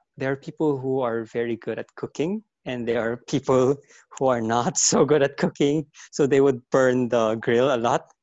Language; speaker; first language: English; non-native, fluent; Korean